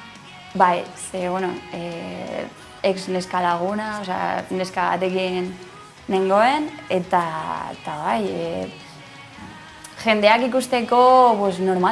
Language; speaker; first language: Basque; non-native, local second language; Spanish